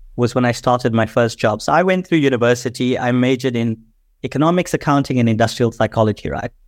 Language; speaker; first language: English; native; English